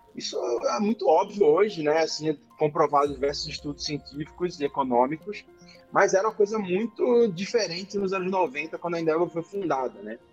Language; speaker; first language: Portuguese; native; Portuguese